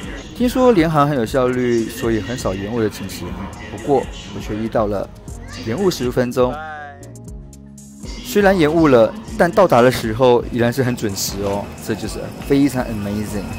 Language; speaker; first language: Chinese; native; Chinese